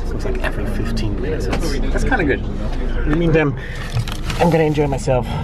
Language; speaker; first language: English; non-native, fluent; Dutch